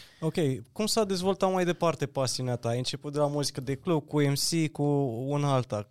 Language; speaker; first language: Romanian; native; Romanian